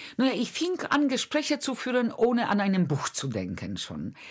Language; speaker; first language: German; non-native, fluent; Polish